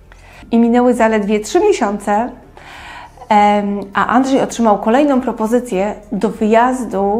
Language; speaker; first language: Polish; native; Polish